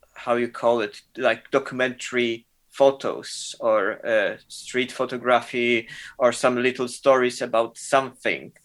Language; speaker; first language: English; non-native, fluent; Polish